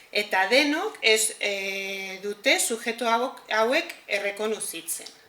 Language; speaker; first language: Basque; non-native, fluent; Catalan